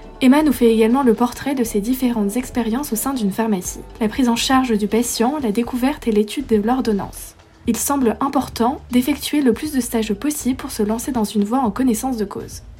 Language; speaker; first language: French; native; French